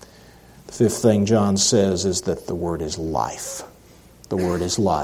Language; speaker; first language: English; native; English